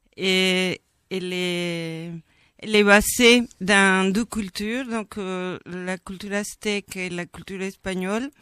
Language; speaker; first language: French; non-native, fluent; Spanish